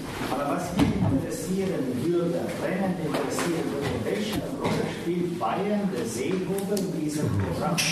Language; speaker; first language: German; native; German